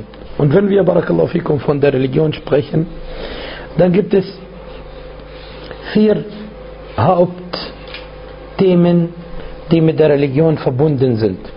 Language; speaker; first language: German; non-native, fluent; Arabic